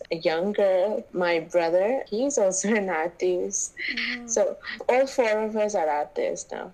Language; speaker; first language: English; non-native, local second language; Manipuri